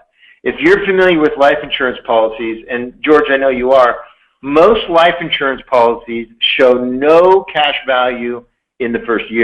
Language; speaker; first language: English; native; English